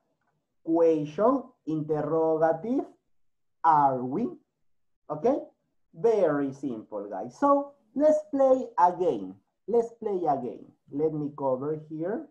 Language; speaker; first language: English; non-native, learner; Spanish